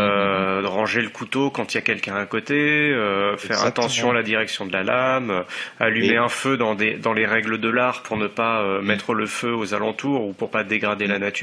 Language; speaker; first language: French; native; French